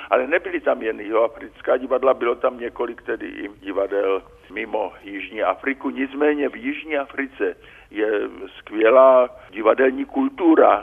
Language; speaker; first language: Czech; native; Czech